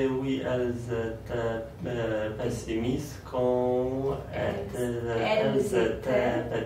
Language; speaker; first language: French; non-native, learner; Polish